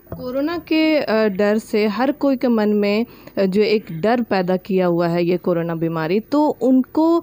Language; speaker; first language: Hindi; native; Hindi